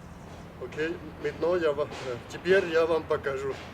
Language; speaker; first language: Russian; non-native, learner; Chinese